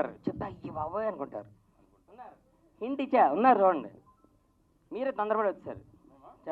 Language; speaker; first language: Telugu; native; Telugu